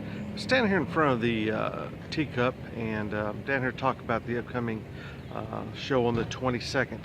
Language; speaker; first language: English; native; English